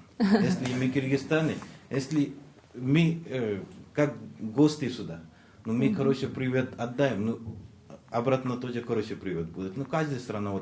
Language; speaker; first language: Russian; non-native, learner; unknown